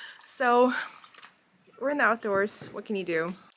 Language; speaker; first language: English; early bilingual, other home language; Chinese